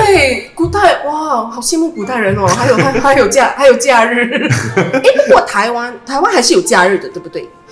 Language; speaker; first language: Chinese; native; Chinese